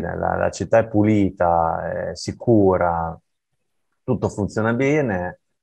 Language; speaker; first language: Italian; native; Italian